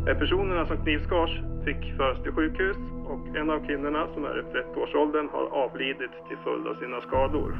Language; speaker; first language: Swedish; native; Swedish